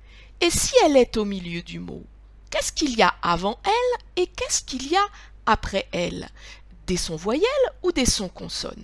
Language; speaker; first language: French; native; French